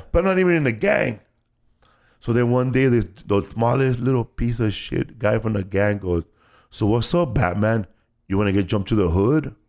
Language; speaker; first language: English; native; English